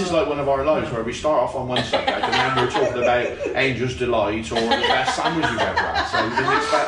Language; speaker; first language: English; native; English